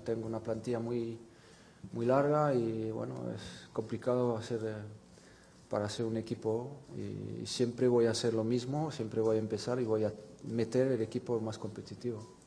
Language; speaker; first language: Spanish; non-native, fluent; French